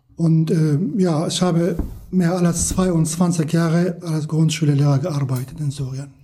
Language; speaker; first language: German; non-native, learner; Kurdish